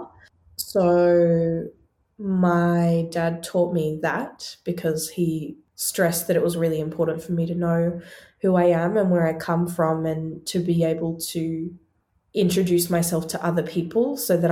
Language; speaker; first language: English; native; English